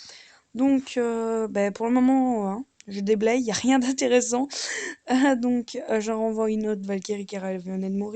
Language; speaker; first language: French; native; French